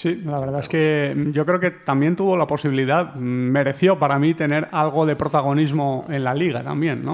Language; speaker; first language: Spanish; native; Spanish